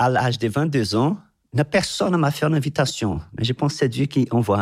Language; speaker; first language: French; non-native, fluent; Portuguese